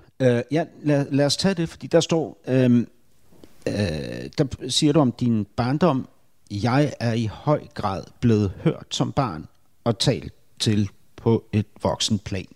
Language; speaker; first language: Danish; native; Danish